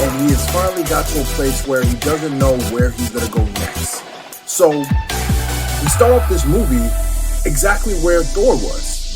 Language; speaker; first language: English; native; English